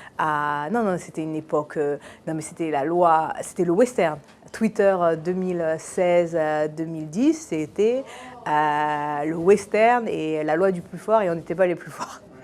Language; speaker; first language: French; early bilingual, other home language; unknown